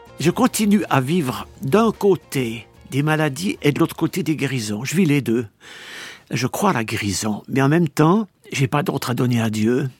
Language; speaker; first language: French; native; French